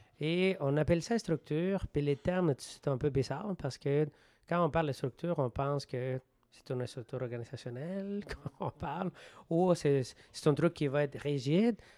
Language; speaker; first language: French; non-native, fluent; Spanish